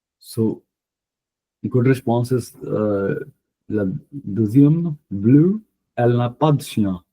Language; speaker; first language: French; non-native, fluent; Punjabi